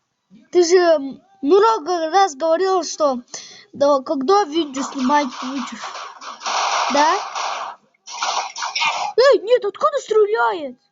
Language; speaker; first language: Russian; non-native, local second language; Kyrgyz